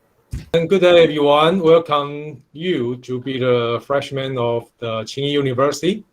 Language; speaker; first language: English; non-native, fluent; Chinese